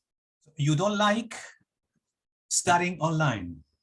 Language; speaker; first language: English; non-native, fluent; Spanish